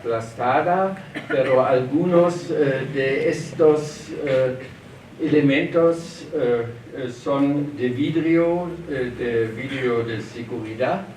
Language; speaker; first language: Spanish; non-native, learner; German